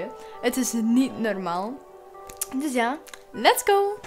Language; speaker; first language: Dutch; native; Dutch